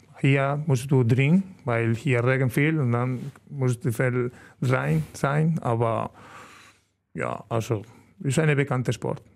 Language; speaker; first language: German; non-native, learner; Spanish